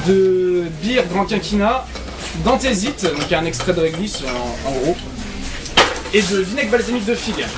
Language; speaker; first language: French; non-native, fluent; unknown